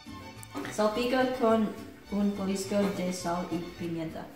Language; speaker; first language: Spanish; non-native, learner; English